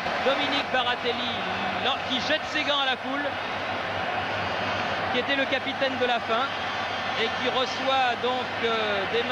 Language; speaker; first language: French; native; French